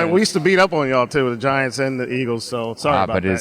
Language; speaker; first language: English; native; English